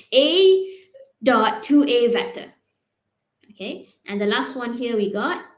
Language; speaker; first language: English; non-native, local second language; Malay